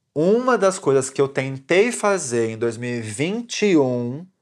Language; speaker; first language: Portuguese; native; Portuguese